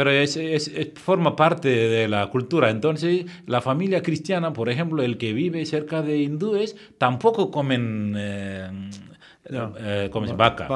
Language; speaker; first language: Spanish; non-native, fluent; Tamil